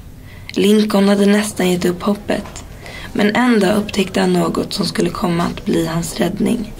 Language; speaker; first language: Swedish; native; Swedish